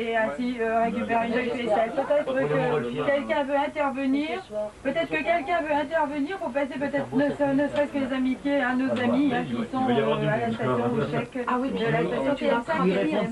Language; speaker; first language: French; native; French